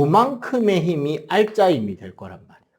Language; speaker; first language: Korean; native; Korean